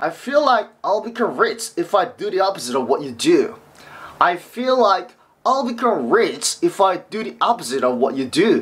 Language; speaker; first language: English; non-native, fluent; Korean